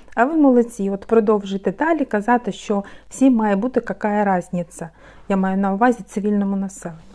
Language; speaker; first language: Ukrainian; non-native, local second language; Russian